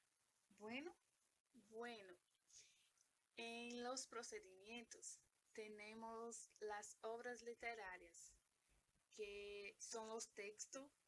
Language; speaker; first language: Spanish; non-native, learner; Portuguese